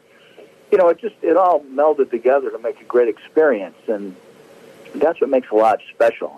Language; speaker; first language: English; native; English